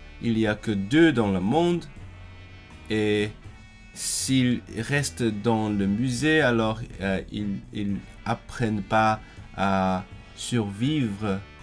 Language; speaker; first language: French; non-native, fluent; Cantonese